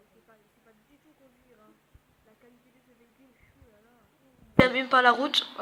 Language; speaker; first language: French; native; French